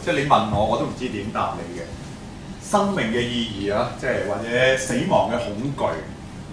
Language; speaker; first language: Cantonese; native; Cantonese